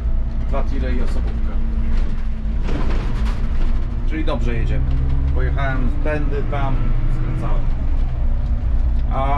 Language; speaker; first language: Polish; native; Polish